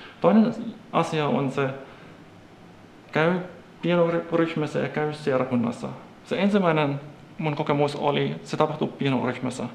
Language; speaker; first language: Finnish; non-native, fluent; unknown